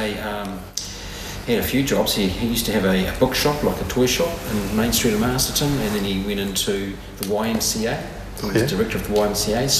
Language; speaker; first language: English; native; English